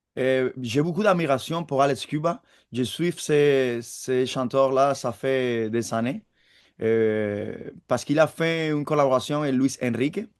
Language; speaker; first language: French; non-native, fluent; Spanish